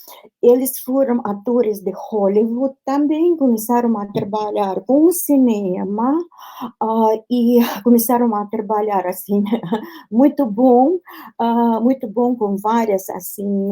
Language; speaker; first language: Portuguese; non-native, fluent; Russian